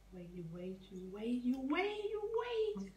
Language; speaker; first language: English; non-native, learner; Vietnamese